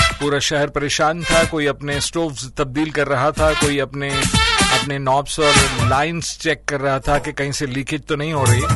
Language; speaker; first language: Urdu; native; Urdu